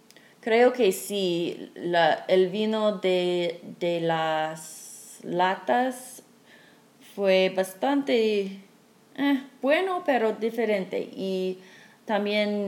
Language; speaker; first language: Spanish; non-native, learner; English